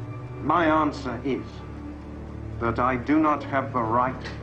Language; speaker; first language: English; native; English